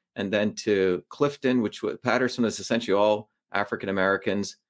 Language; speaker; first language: English; early bilingual, other home language; Tamil